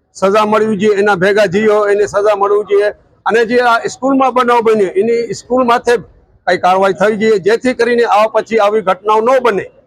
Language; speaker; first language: Gujarati; non-native, local second language; Sindhi